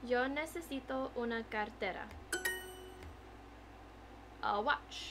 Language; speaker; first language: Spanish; non-native, learner; English